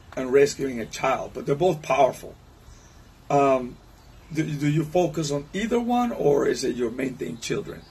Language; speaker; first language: English; non-native, fluent; Spanish